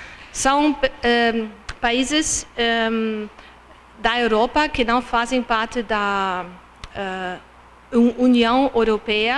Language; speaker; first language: Portuguese; non-native, fluent; German